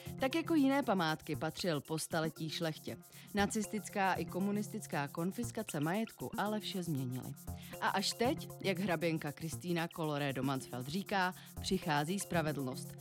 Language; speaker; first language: Czech; native; Czech